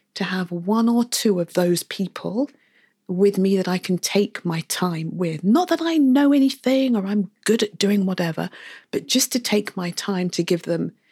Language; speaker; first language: English; native; English